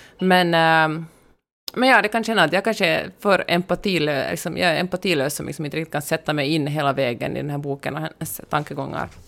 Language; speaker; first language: Swedish; native; Swedish